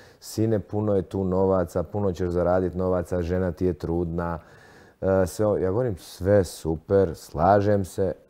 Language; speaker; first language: Croatian; native; Croatian